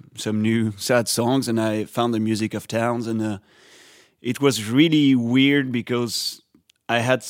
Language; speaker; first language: English; non-native, fluent; French